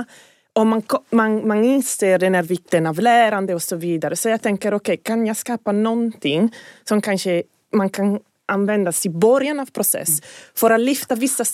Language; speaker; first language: Swedish; non-native, fluent; Italian